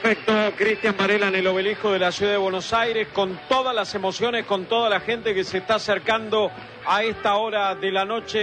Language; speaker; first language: Spanish; native; Spanish